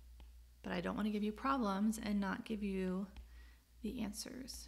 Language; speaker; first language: English; native; English